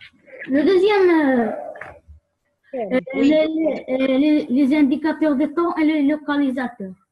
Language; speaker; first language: French; non-native, learner; Arabic